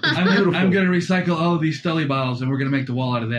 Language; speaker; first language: English; native; English